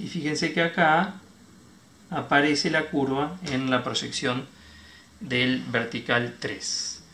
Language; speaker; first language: Spanish; native; Spanish